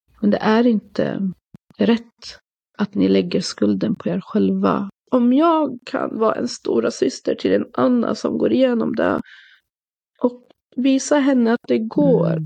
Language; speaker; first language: Swedish; early bilingual, other home language; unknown